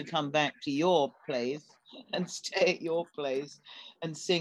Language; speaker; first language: English; native; English